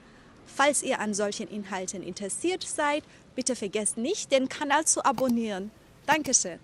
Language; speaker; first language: German; non-native, fluent; Persian